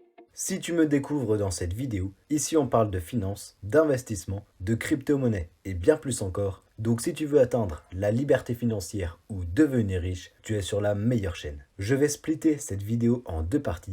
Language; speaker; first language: French; native; French